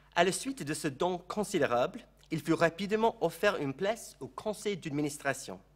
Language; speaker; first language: French; non-native, fluent; English